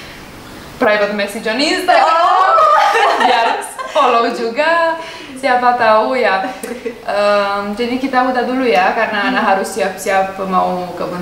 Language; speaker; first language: Indonesian; non-native, learner; Russian